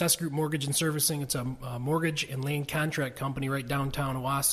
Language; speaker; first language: English; native; English